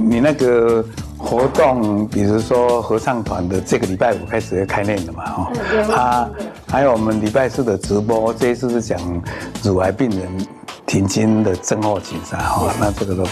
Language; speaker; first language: Chinese; native; Chinese